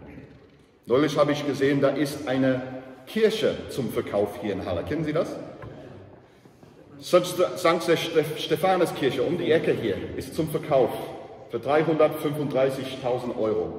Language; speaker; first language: German; non-native, learner; English